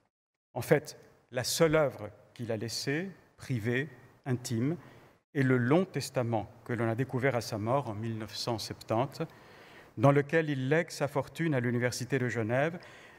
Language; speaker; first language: French; native; French